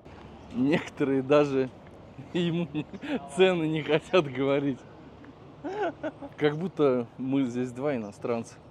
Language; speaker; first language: Russian; native; Russian